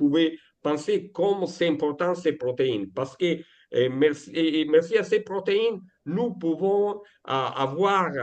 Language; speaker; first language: French; non-native, learner; Italian